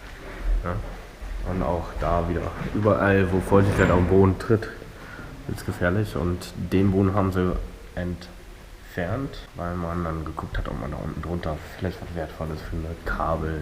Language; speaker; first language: German; native; German